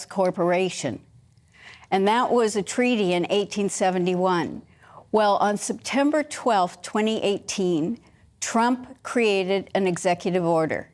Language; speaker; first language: English; native; English